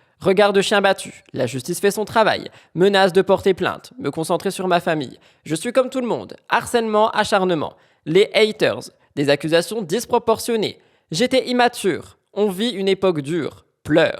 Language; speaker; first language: French; native; French